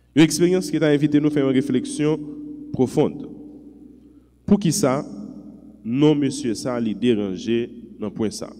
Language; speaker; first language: French; non-native, local second language; Haitian Creole